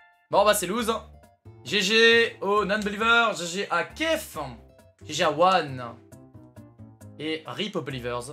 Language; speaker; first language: French; native; French